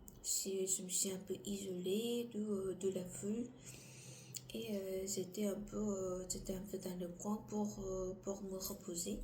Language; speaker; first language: French; non-native, learner; Korean